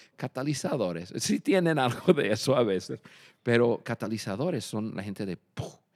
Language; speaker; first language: Spanish; non-native, fluent; English